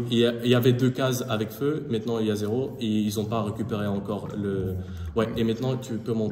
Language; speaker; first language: French; non-native, learner; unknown